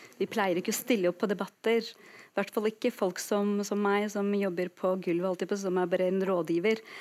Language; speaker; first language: Norwegian; non-native, fluent; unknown